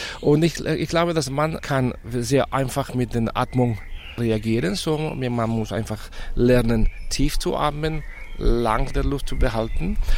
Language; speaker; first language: German; non-native, fluent; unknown